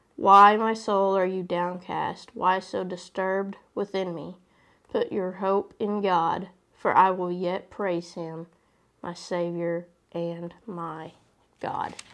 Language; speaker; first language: English; native; English